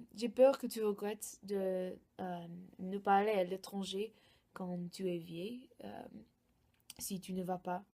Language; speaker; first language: French; non-native, learner; English